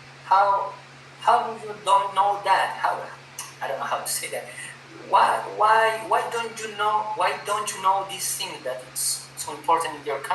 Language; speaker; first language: English; non-native, fluent; Spanish